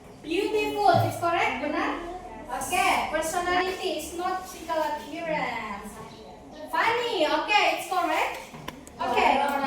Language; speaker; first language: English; non-native, learner; Indonesian